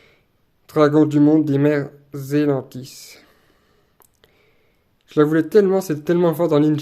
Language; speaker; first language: French; native; French